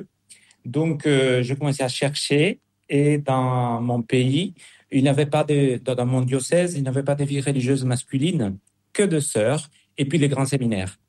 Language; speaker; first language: French; non-native, fluent; Spanish